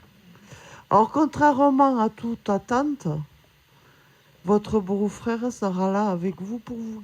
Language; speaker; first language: French; native; French